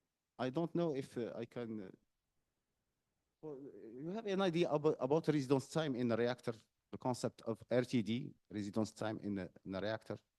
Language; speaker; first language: English; non-native, fluent; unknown